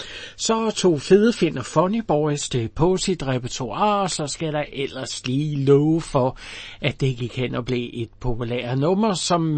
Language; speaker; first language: Danish; native; Danish